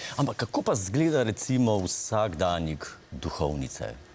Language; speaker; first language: Slovenian; native; Slovenian